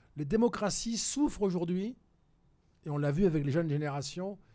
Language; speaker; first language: French; native; French